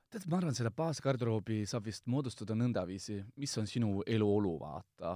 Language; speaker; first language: Estonian; non-native, local second language; Russian